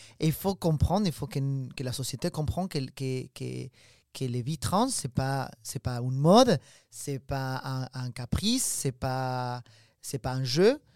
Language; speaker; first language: French; non-native, fluent; Spanish